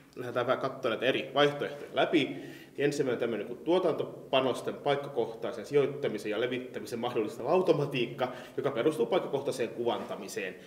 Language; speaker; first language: Finnish; non-native, local second language; Swedish